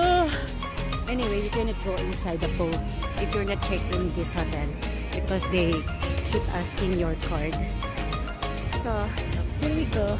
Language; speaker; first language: English; non-native, local second language; Filipino